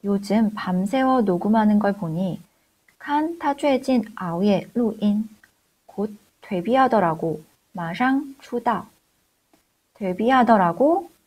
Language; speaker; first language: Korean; non-native, fluent; Chinese